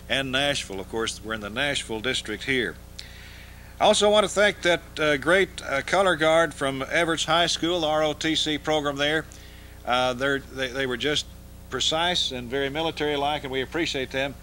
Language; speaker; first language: English; native; English